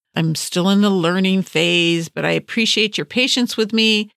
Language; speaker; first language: English; native; English